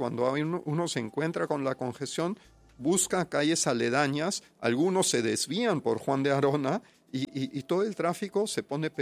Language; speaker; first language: Spanish; non-native, fluent; German